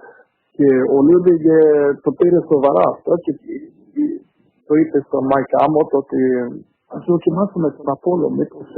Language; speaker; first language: Greek; early bilingual, heritage; Greek